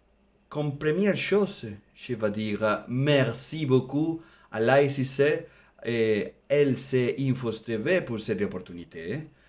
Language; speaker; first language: French; non-native, learner; Spanish